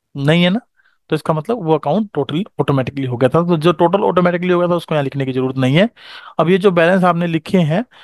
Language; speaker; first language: Hindi; native; Hindi